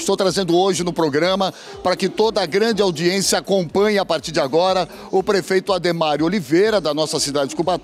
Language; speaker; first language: Portuguese; native; Portuguese